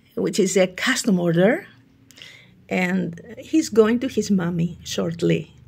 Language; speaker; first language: English; non-native, fluent; Greek